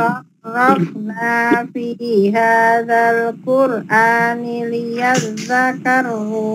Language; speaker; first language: Arabic; non-native, learner; Indonesian